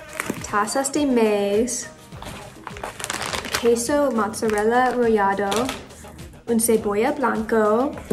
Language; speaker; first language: Spanish; non-native, learner; English